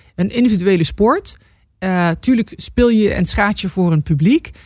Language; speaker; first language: Dutch; native; Dutch